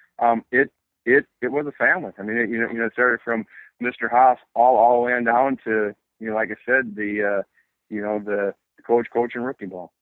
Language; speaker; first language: English; native; English